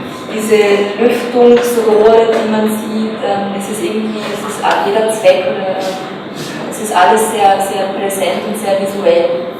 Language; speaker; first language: German; native; German